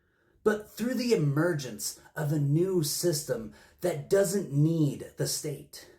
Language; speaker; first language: English; native; English